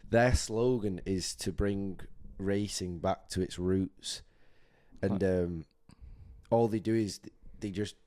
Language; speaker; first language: English; native; English